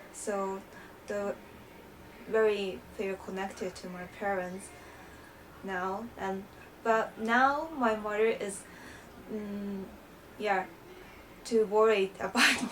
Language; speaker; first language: English; non-native, learner; Japanese